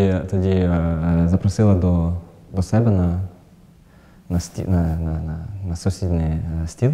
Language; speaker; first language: Ukrainian; non-native, fluent; German